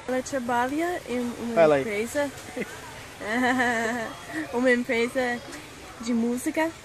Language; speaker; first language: Portuguese; non-native, learner; English